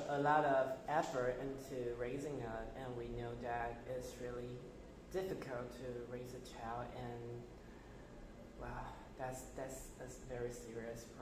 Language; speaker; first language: English; non-native, fluent; Chinese